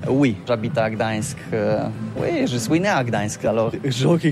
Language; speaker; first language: French; non-native, learner; Polish